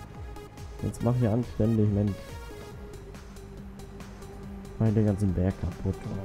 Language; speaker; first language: German; native; German